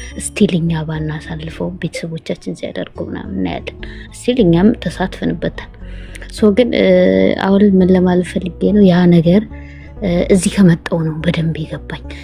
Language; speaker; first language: Amharic; native; Amharic